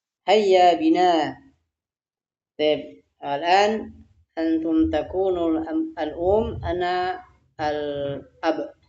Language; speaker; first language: Arabic; non-native, fluent; Indonesian